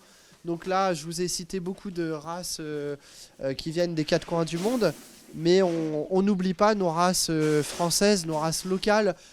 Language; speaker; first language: French; native; French